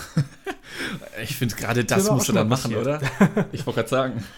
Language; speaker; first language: German; native; German